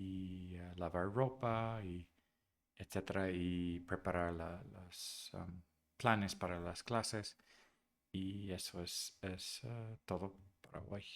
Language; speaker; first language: Spanish; non-native, fluent; English